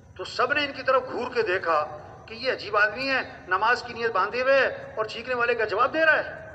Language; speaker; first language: Urdu; non-native, local second language; Pashto